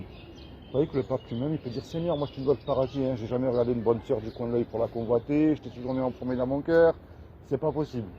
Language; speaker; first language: French; native; French